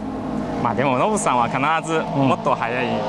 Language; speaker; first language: Japanese; non-native, learner; Chinese